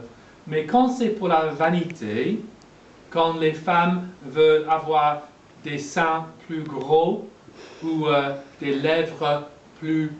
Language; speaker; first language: French; non-native, fluent; English